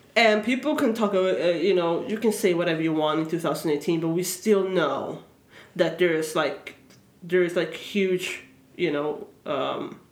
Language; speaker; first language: English; early bilingual, other home language; Swedish